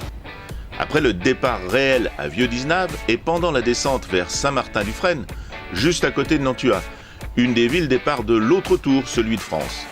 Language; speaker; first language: French; native; French